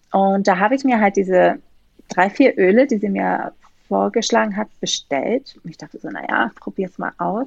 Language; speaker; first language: German; non-native, fluent; Greek